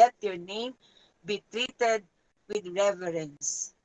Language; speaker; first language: English; non-native, local second language; Filipino